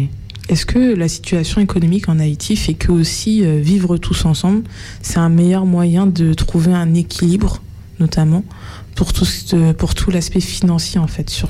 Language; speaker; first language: French; native; French